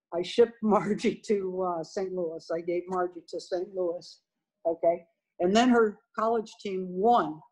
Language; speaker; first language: English; native; English